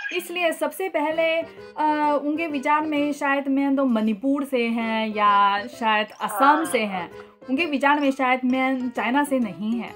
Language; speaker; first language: Hindi; non-native, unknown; Chinese